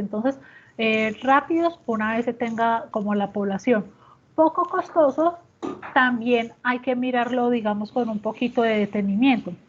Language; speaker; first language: Spanish; native; Spanish